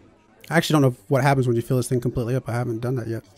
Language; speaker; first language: English; native; English